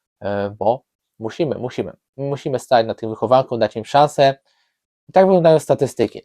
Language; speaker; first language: Polish; native; Polish